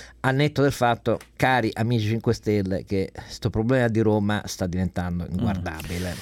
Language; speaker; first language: Italian; native; Italian